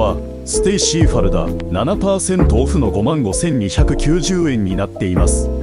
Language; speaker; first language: Japanese; native; Japanese